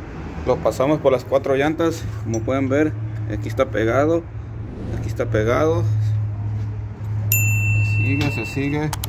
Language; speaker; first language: Spanish; native; Spanish